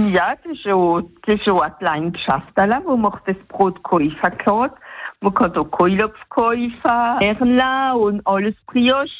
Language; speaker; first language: German; non-native, local second language; Swiss German